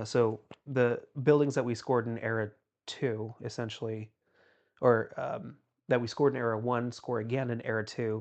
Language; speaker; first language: English; native; English